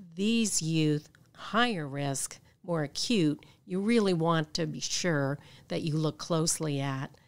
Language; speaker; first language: English; native; English